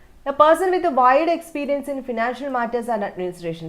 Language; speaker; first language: English; non-native, local second language; Malayalam